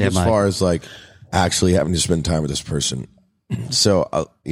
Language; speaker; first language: English; native; English